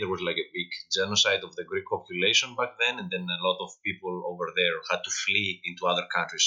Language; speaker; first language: English; non-native, fluent; Greek